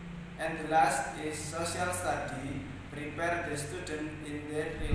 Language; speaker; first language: English; non-native, learner; Indonesian